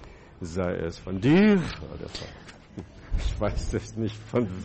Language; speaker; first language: German; non-native, fluent; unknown